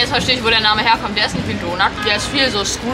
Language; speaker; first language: German; native; German